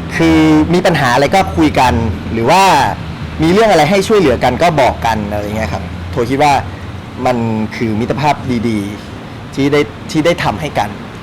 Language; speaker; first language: Thai; native; Thai